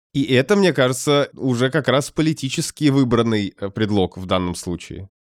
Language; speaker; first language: Russian; native; Russian